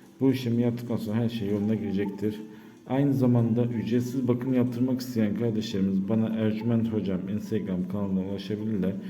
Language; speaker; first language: Turkish; native; Turkish